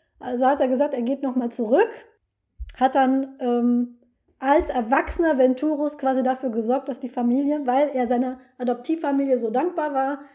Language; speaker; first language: German; native; German